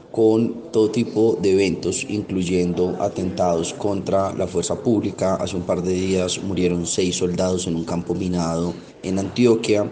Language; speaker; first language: Spanish; native; Spanish